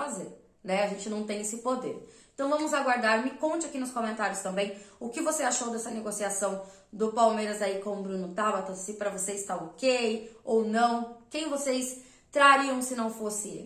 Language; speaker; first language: Portuguese; native; Portuguese